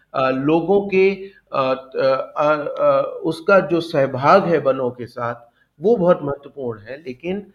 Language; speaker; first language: Hindi; native; Hindi